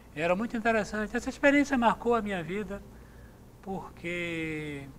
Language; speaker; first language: Portuguese; native; Portuguese